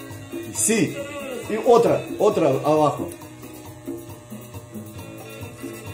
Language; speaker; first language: Spanish; non-native, learner; Russian